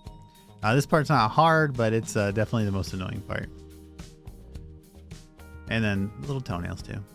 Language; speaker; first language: English; native; English